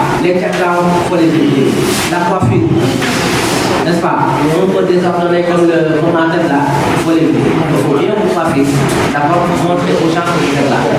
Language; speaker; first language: French; non-native, local second language; Wolof